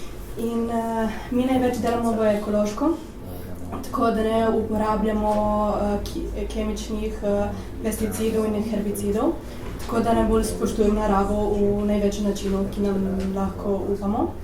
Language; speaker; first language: Slovenian; early bilingual, heritage; Italian